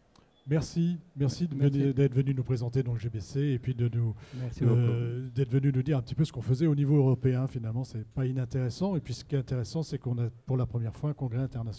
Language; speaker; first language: French; native; French